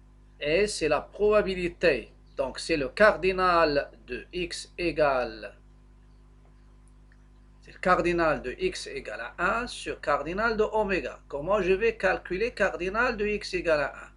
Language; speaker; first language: French; non-native, local second language; Arabic